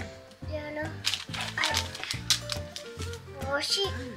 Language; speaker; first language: Japanese; early bilingual, heritage; Japanese